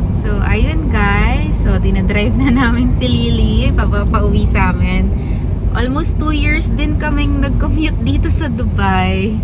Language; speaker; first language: Filipino; native; Filipino